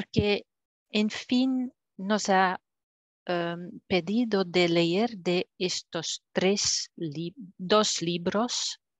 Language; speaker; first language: Spanish; non-native, fluent; French